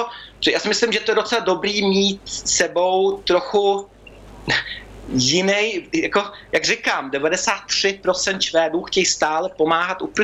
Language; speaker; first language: Czech; early bilingual, heritage; Czech